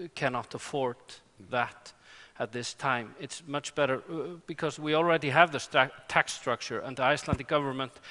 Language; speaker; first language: English; non-native, fluent; Icelandic